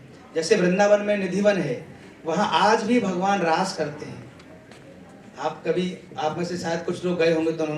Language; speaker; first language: Hindi; native; Hindi